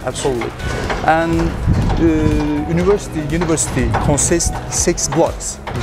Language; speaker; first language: English; non-native, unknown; Turkish